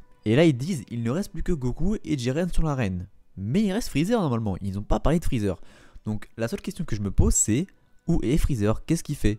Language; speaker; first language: French; native; French